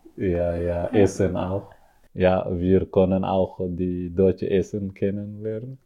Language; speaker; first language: German; non-native, learner; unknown